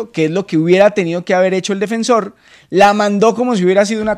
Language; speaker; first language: Spanish; native; Spanish